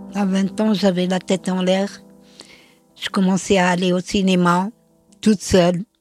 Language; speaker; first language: French; non-native, local second language; Arabic